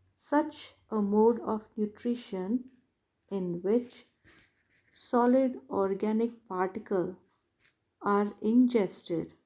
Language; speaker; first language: English; non-native, local second language; Hindi